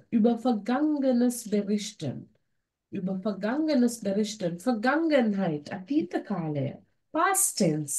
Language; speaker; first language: German; non-native, fluent; Sinhala